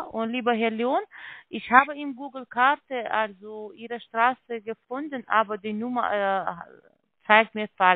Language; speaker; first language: German; non-native, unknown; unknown